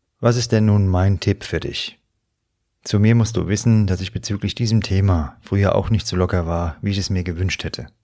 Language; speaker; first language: German; native; German